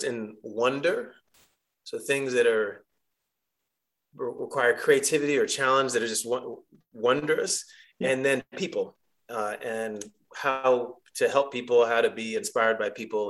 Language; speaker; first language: English; native; English